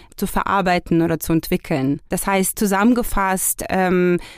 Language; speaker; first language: German; non-native, fluent; Hebrew